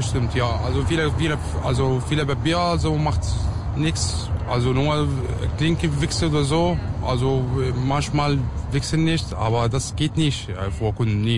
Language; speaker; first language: German; non-native, learner; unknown